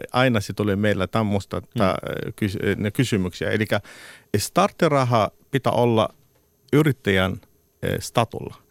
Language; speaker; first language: Finnish; non-native, fluent; Arabic